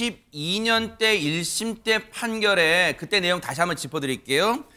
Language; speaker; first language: Korean; native; Korean